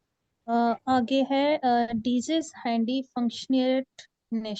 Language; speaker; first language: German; non-native, learner; Urdu